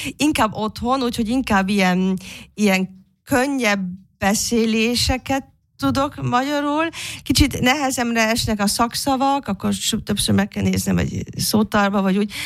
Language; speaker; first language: Hungarian; early bilingual, heritage; Hungarian